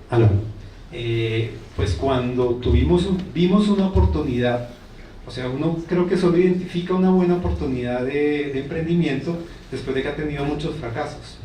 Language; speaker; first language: Spanish; native; Spanish